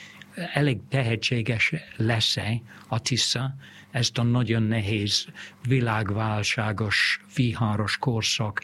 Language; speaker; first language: Hungarian; non-native, fluent; English